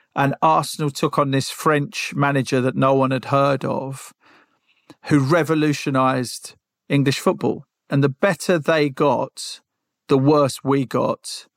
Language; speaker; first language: English; native; English